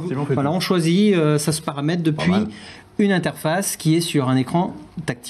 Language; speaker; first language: French; native; French